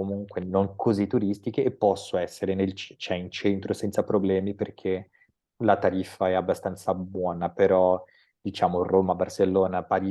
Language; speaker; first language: Italian; non-native, fluent; Portuguese